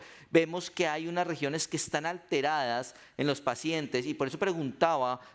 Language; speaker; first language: Spanish; native; Spanish